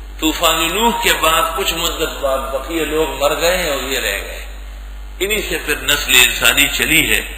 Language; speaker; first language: Urdu; non-native, local second language; Pashto